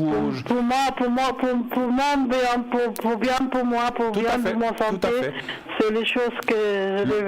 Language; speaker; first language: French; non-native, learner; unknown